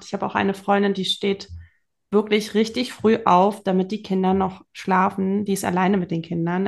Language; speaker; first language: German; native; German